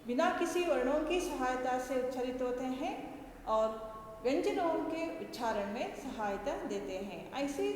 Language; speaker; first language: Hindi; non-native, local second language; Kannada